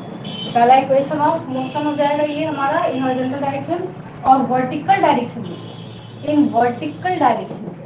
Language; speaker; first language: Hindi; native; Hindi